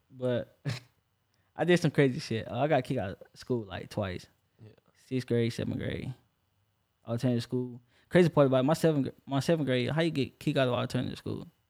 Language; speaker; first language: English; native; English